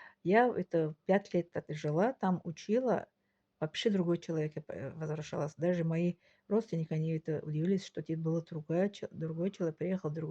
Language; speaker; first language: Russian; non-native, local second language; Tajik